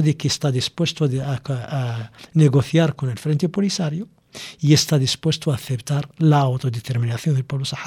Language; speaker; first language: Spanish; non-native, local second language; Arabic